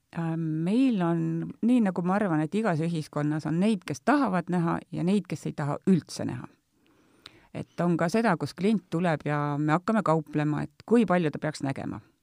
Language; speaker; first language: Estonian; native; Estonian